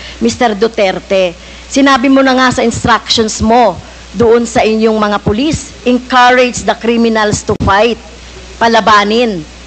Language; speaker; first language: Filipino; native; Filipino